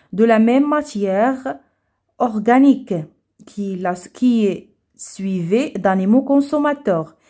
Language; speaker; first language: French; non-native, local second language; Arabic